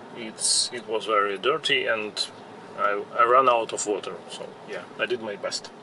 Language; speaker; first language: English; non-native, fluent; Ukrainian